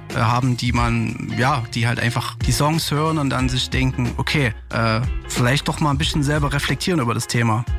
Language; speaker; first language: German; native; German